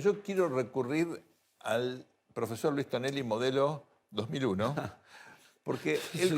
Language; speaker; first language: Spanish; native; Spanish